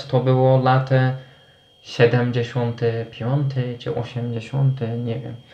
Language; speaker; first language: Polish; non-native, fluent; Turkish